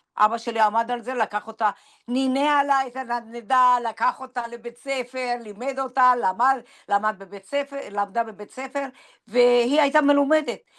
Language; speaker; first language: Hebrew; non-native, fluent; Persian